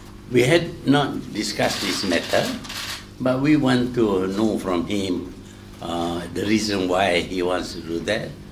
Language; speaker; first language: English; non-native, local second language; Malay